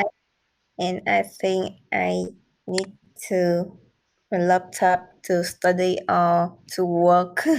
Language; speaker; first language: English; non-native, learner; Vietnamese